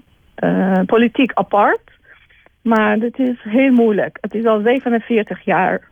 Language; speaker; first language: Dutch; non-native, fluent; Persian